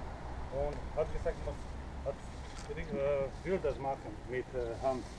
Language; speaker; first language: German; non-native, learner; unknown